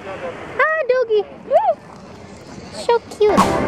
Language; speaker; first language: English; non-native, local second language; Indonesian